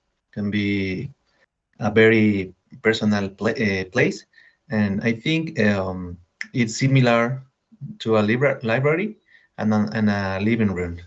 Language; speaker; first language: English; non-native, learner; Spanish